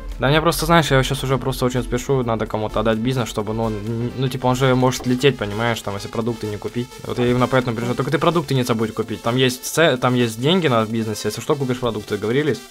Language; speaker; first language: Russian; native; Russian